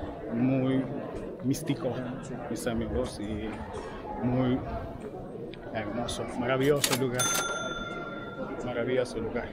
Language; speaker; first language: Spanish; non-native, learner; Turkish